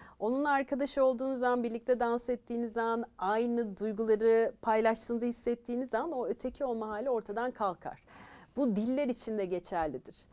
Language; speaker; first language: Turkish; native; Turkish